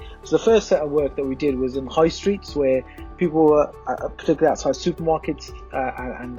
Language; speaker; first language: English; native; English